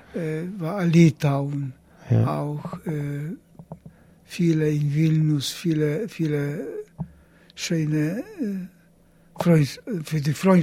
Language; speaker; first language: German; non-native, learner; Polish